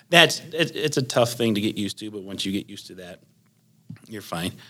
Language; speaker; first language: English; native; English